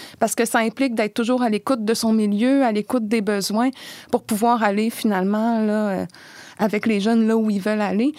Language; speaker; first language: French; native; French